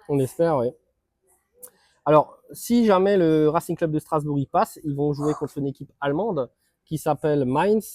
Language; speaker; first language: French; native; French